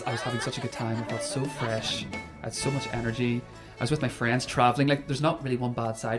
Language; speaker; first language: English; native; English